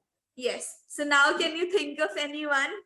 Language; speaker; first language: English; non-native, local second language; Hindi